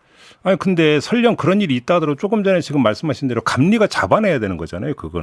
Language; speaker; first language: Korean; native; Korean